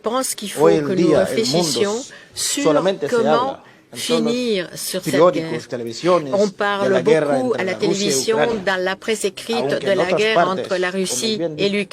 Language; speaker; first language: French; non-native, local second language; Portuguese